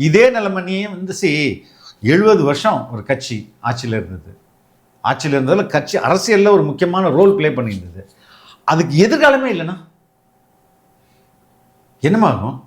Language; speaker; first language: Tamil; native; Tamil